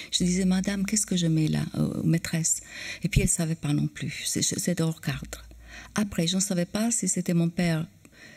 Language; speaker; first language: French; non-native, fluent; Albanian